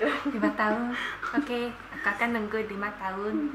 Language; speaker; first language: Indonesian; non-native, learner; Korean